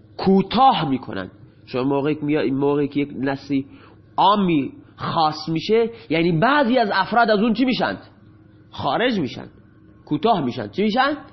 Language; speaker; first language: Persian; non-native, local second language; Baluchi